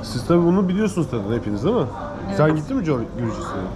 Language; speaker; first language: Turkish; native; Turkish